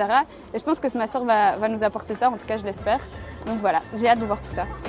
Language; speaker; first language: French; native; French